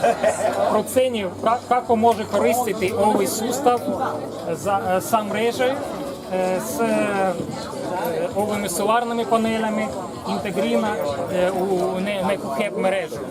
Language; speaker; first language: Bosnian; non-native, learner; Ukrainian